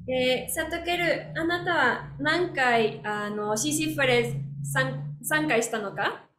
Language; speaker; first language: Japanese; non-native, learner; Spanish